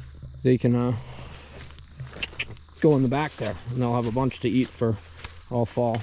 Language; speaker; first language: English; native; English